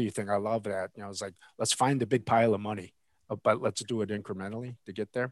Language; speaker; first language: English; native; English